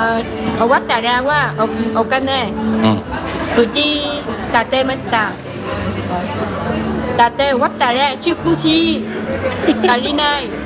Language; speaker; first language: Japanese; non-native, learner; Vietnamese